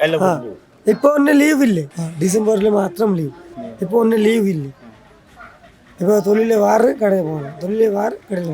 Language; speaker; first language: Malayalam; non-native, learner; Tamil